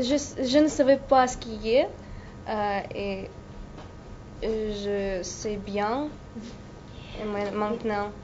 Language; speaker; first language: French; non-native, learner; Russian